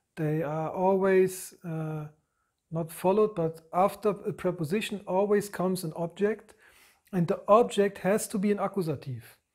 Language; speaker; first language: English; non-native, fluent; German